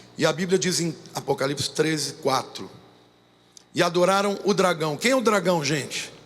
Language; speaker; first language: Portuguese; native; Portuguese